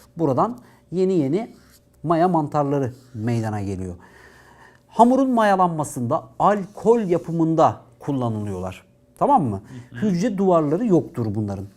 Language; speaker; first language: Turkish; native; Turkish